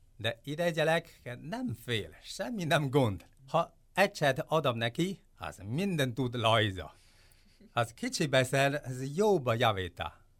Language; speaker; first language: Hungarian; non-native, learner; Chinese